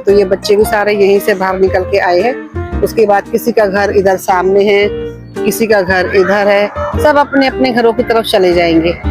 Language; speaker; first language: Hindi; native; Hindi